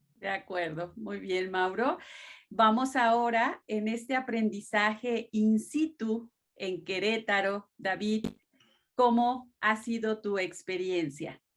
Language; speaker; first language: Spanish; native; Spanish